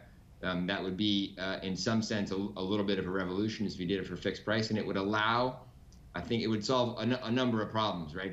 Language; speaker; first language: English; native; English